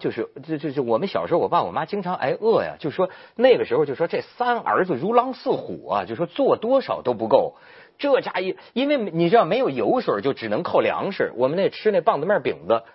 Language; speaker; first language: Chinese; native; Chinese